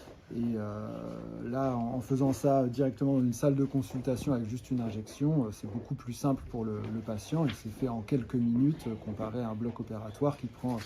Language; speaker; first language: French; native; French